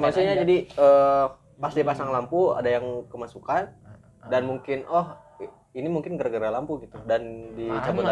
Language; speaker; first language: Indonesian; native; Indonesian